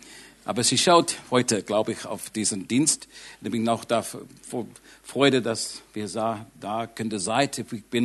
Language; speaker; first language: German; non-native, learner; English